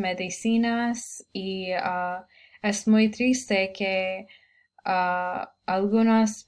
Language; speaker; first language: Spanish; non-native, learner; English